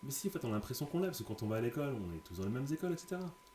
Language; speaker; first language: French; native; French